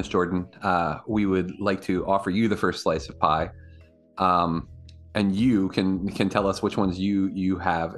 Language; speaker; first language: English; native; English